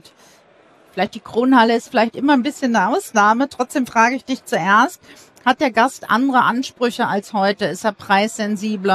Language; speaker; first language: German; native; German